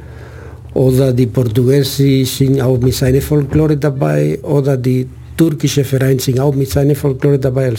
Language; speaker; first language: German; non-native, fluent; Spanish